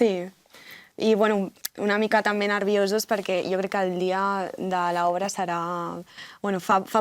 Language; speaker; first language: Catalan; non-native, local second language; Spanish